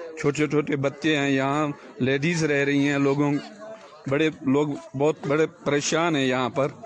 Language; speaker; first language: Urdu; non-native, local second language; Sindhi